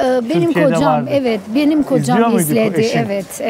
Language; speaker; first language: Turkish; non-native, fluent; Arabic